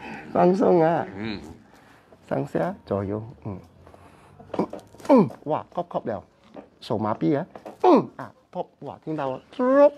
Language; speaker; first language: Chinese; non-native, local second language; Cantonese